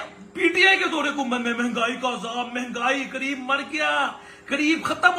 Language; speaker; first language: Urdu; non-native, local second language; Punjabi